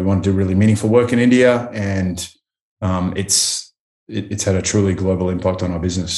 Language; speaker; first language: English; native; English